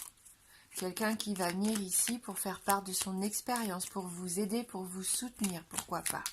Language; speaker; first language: French; native; French